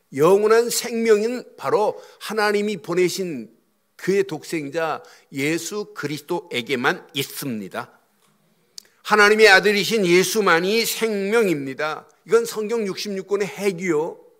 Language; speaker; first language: Korean; native; Korean